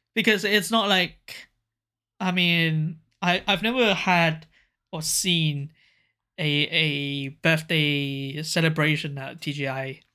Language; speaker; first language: English; non-native, local second language; Cantonese